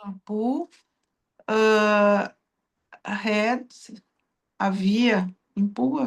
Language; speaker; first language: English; non-native, learner; Portuguese